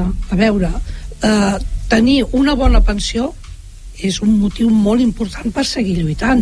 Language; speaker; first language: Catalan; native; Catalan